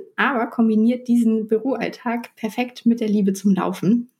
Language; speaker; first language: German; native; German